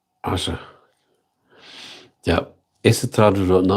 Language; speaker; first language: Portuguese; non-native, learner; German